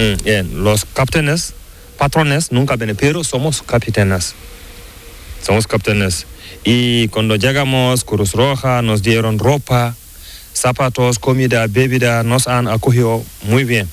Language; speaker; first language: Spanish; non-native, learner; Fula